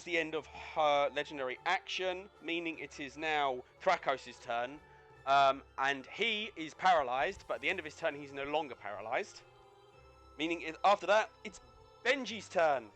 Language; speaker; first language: English; native; English